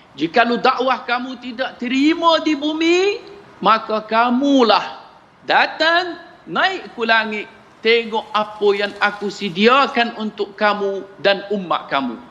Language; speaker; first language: Malay; non-native, fluent; Arabic